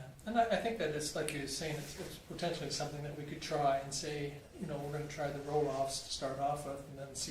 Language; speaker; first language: English; native; English